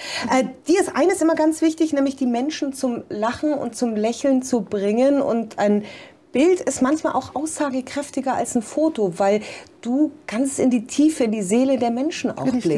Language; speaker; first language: German; native; German